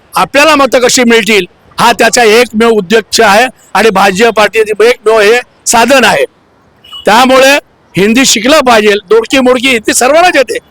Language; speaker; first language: Marathi; native; Marathi